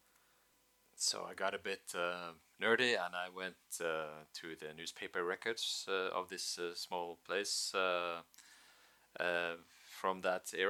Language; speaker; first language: English; non-native, fluent; Norwegian